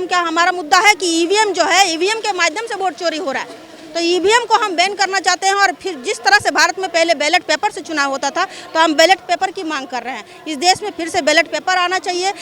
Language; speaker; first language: Hindi; non-native, local second language; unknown